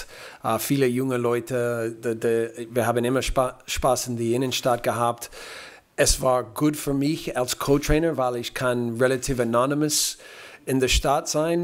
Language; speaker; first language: German; non-native, fluent; English